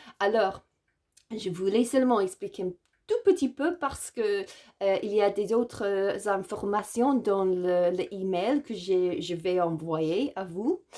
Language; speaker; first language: French; non-native, learner; English